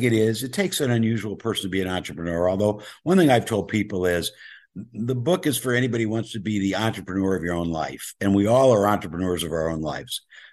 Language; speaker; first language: English; native; English